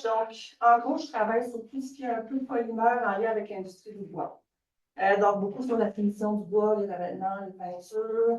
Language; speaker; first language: French; native; French